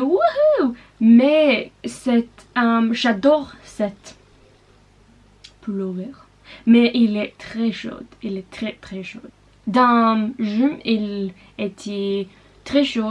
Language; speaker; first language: French; non-native, learner; Norwegian